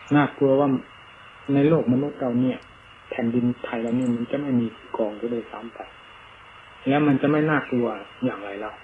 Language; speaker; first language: Thai; native; Thai